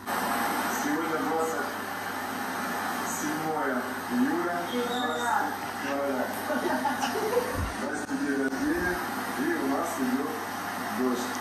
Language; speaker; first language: Russian; native; Russian